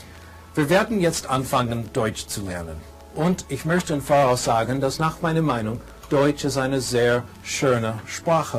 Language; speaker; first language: German; non-native, fluent; English